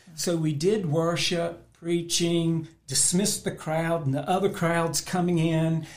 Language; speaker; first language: English; native; English